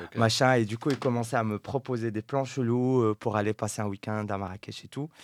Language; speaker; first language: French; non-native, local second language; Arabic